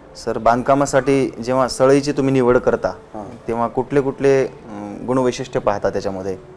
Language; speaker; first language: Marathi; native; Marathi